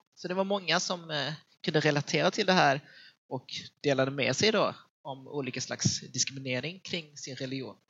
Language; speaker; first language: Swedish; early bilingual, other home language; Vietnamese